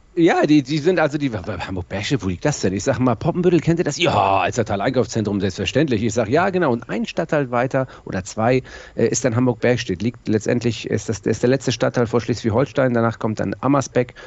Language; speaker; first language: German; native; German